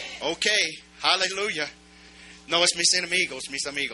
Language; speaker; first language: Spanish; non-native, learner; English